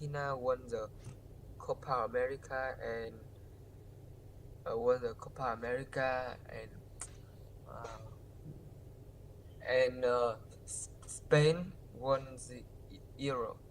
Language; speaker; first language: English; non-native, learner; Vietnamese